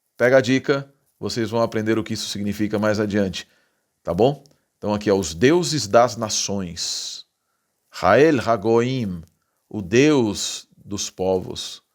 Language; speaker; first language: Portuguese; native; Portuguese